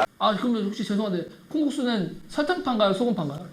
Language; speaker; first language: Korean; native; Korean